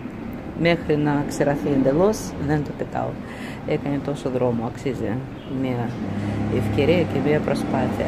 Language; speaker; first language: Greek; non-native, fluent; Russian